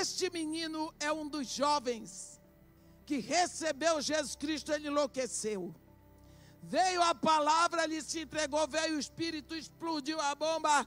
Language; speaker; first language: Portuguese; native; Portuguese